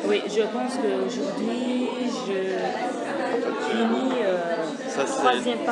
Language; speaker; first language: French; non-native, learner; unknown